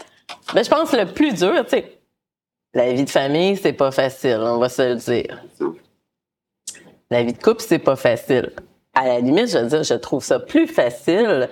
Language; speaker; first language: French; native; French